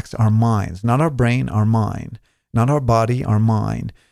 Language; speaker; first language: English; non-native, fluent; Hebrew